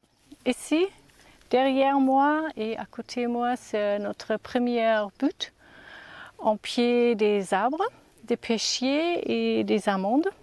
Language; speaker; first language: French; non-native, learner; German